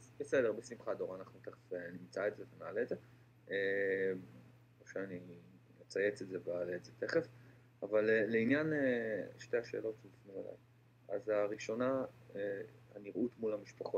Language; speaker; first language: Hebrew; native; Hebrew